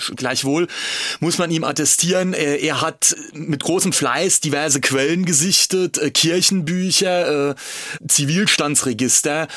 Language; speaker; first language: German; native; German